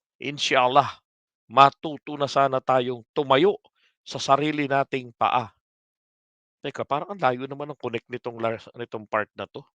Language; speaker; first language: Filipino; native; Filipino